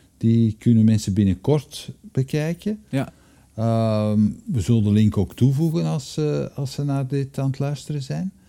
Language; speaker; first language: Dutch; native; Dutch